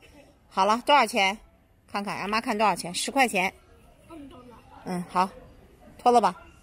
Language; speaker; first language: Chinese; native; Chinese